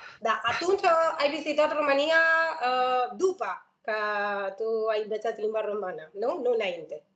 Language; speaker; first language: Romanian; non-native, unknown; Spanish